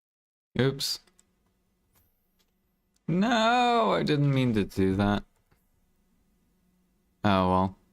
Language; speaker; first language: English; native; English